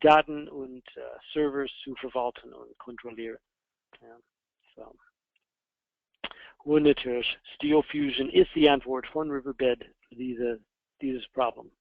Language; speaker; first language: German; non-native, fluent; English